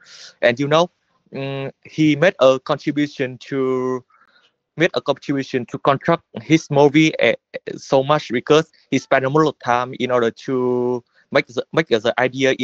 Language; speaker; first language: English; non-native, learner; Vietnamese